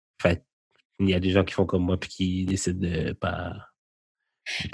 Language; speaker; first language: French; native; French